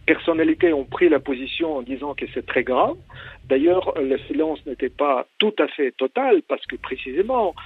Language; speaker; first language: French; non-native, fluent; Ukrainian